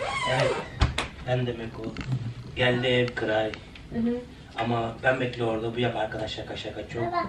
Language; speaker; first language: Turkish; non-native, learner; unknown